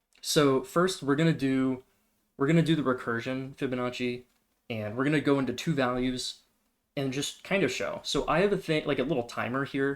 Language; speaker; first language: English; native; English